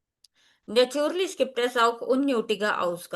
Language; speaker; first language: German; non-native, fluent; Hindi